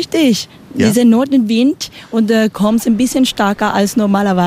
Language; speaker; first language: German; non-native, learner; Spanish